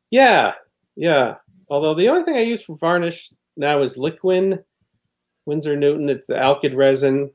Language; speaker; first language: English; native; English